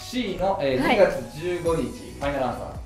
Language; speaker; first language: Japanese; native; Japanese